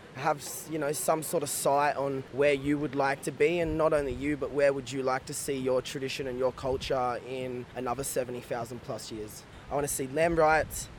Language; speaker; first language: English; native; English